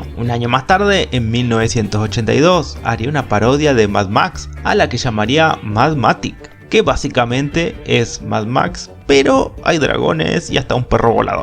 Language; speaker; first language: Spanish; native; Spanish